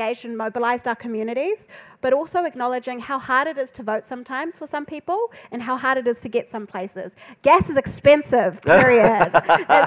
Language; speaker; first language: English; native; English